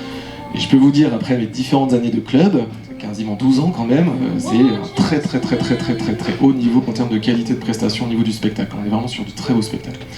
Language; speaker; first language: French; native; French